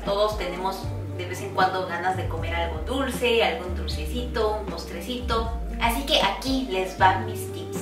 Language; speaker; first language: Spanish; non-native, fluent; Korean